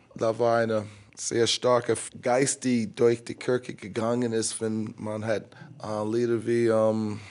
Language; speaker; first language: German; non-native, fluent; English